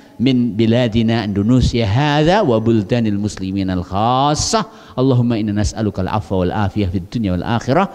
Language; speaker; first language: Arabic; non-native, fluent; Javanese